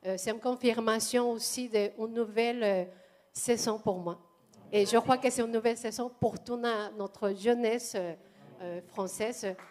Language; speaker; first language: French; non-native, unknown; Spanish